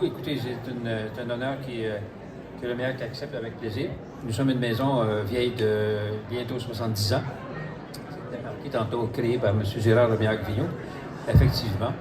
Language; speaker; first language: French; native; French